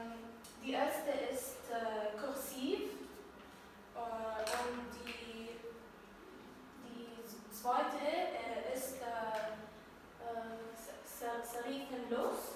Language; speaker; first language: German; non-native, learner; Arabic